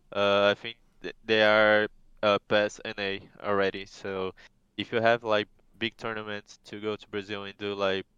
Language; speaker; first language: English; non-native, fluent; Portuguese